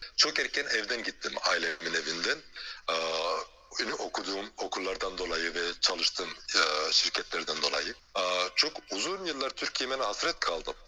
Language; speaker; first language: Turkish; early bilingual, heritage; Turkish